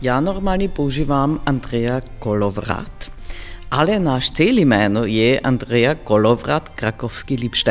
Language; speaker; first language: Czech; non-native, learner; German